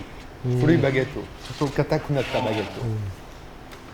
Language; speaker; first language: Japanese; non-native, learner; French